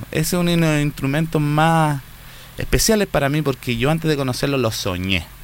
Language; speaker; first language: Spanish; native; Spanish